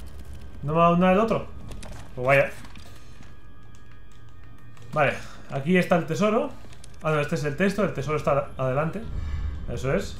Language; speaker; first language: Spanish; native; Spanish